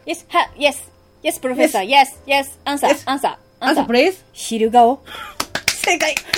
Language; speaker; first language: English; non-native, learner; Japanese